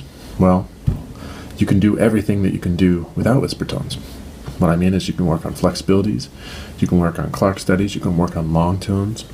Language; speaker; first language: English; native; English